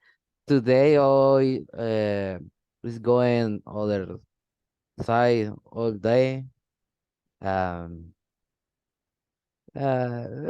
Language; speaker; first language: English; non-native, learner; Spanish